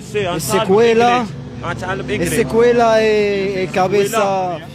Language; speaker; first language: Spanish; non-native, learner; Arabic